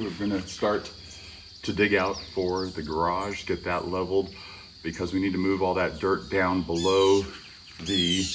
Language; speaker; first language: English; native; English